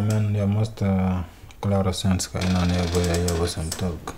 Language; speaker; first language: Swedish; non-native, learner; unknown